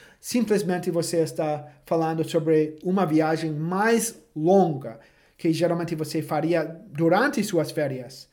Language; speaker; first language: Portuguese; non-native, fluent; English